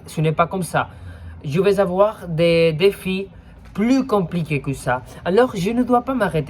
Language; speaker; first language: French; non-native, fluent; Spanish